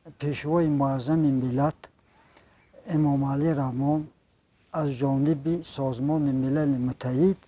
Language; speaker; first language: Tajik; non-native, local second language; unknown